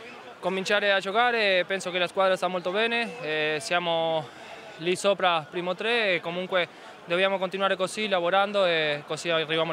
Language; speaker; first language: Italian; non-native, fluent; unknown